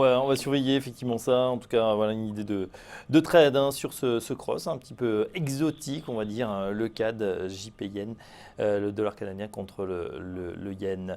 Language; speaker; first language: French; native; French